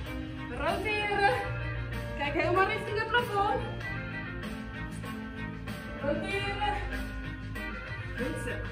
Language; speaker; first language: Dutch; native; Dutch